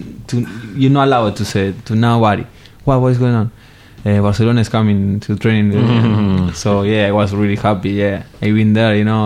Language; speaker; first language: English; non-native, fluent; Spanish